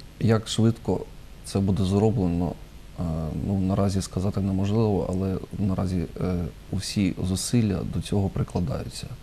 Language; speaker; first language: Ukrainian; native; Ukrainian